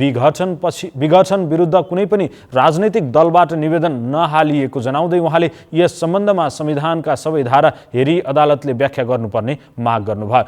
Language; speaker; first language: Nepali; native; Nepali